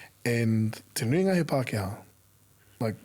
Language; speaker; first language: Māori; non-native, local second language; English